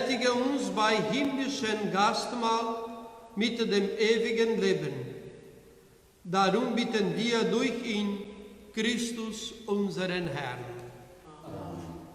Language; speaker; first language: German; non-native, learner; Portuguese